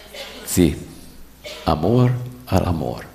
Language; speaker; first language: Spanish; non-native, learner; English